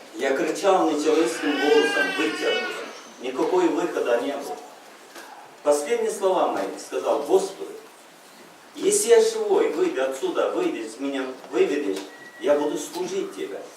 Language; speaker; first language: Russian; non-native, local second language; Uzbek